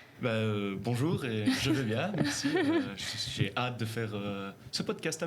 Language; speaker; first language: French; non-native, local second language; German